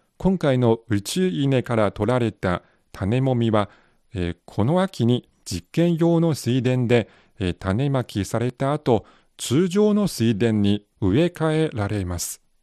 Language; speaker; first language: Japanese; non-native, fluent; Chinese